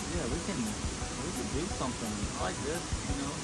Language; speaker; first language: English; native; English